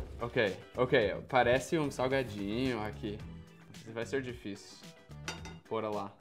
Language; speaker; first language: Portuguese; non-native, fluent; English